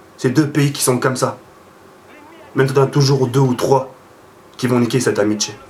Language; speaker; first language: French; early bilingual, other home language; Arabic